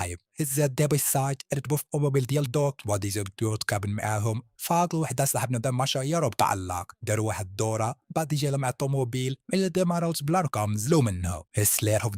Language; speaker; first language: Arabic; native; Arabic